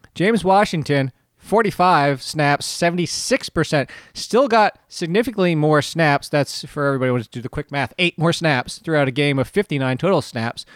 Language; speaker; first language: English; early bilingual, other home language; Polish